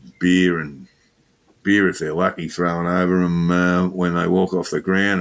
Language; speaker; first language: English; native; English